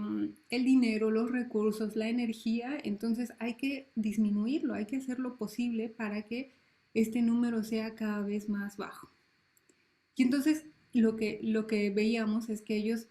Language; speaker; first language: Spanish; native; Spanish